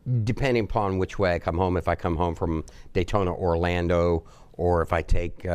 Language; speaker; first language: English; native; English